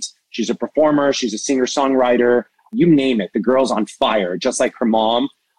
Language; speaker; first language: English; native; English